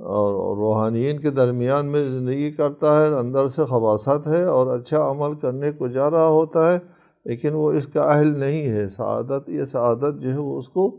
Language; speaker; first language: Urdu; non-native, local second language; Balti